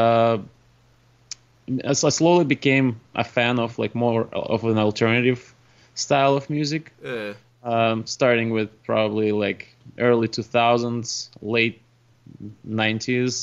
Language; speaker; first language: English; non-native, fluent; Russian